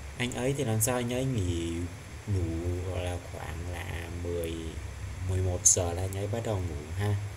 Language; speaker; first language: Vietnamese; non-native, local second language; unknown